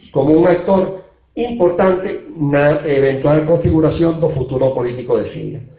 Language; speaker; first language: Galician; non-native, local second language; Spanish